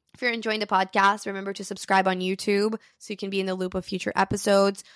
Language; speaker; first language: English; early bilingual, other home language; Portuguese